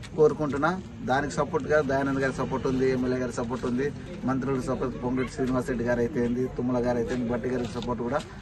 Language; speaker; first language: Telugu; non-native, local second language; Lambadi